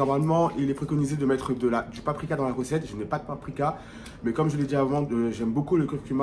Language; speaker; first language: French; native; French